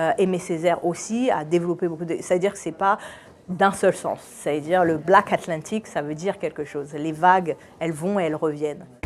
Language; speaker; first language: French; early bilingual, other home language; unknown